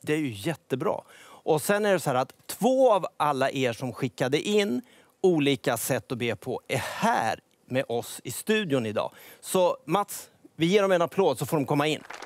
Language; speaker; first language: Swedish; native; Swedish